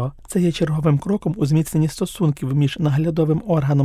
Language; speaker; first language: Ukrainian; native; Ukrainian